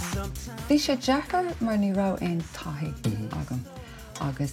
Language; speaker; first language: Irish; non-native, local second language; English